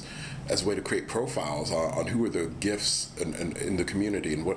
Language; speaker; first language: English; native; English